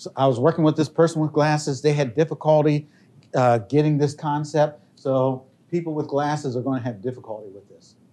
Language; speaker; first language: English; native; English